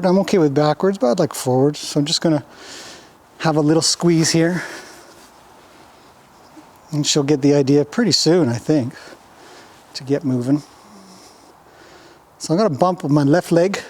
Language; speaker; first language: English; native; English